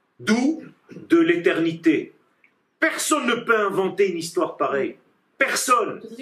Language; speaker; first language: French; non-native, fluent; Hebrew